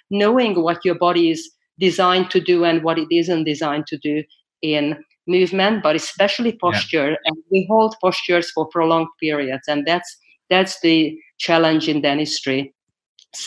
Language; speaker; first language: English; non-native, fluent; Hungarian